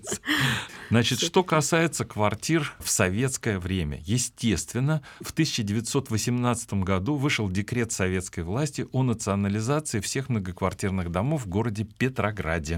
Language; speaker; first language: Russian; native; Russian